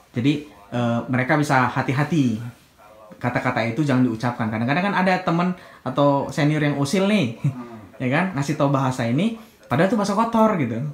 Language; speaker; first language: Indonesian; native; Indonesian